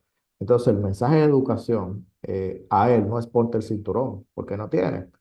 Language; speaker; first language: Spanish; native; Spanish